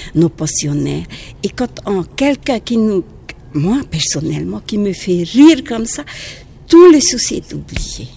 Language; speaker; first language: French; non-native, local second language; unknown